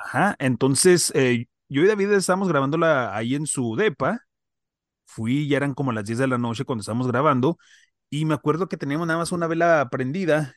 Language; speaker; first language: Spanish; native; Spanish